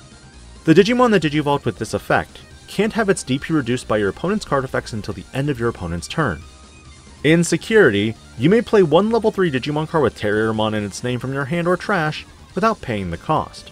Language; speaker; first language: English; native; English